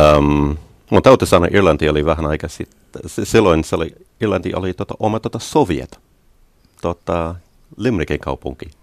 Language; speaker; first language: Finnish; non-native, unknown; English